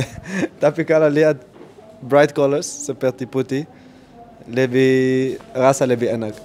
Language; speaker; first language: Indonesian; non-native, learner; Dutch